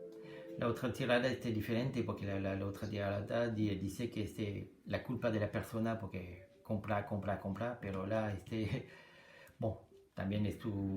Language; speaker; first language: Spanish; non-native, learner; French